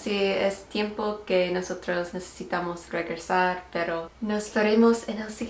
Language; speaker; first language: Spanish; non-native, learner; English